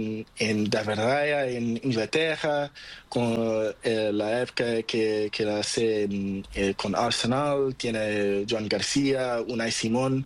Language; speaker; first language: Spanish; non-native, learner; Portuguese